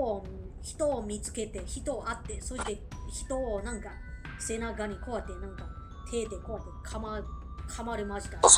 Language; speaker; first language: Japanese; non-native, learner; Chinese